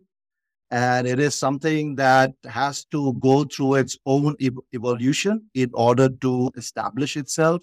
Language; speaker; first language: English; non-native, local second language; Bangla